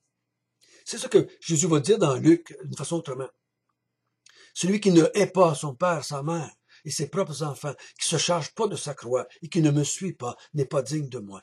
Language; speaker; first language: French; native; French